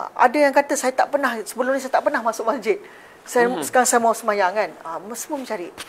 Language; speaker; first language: Malay; native; Malay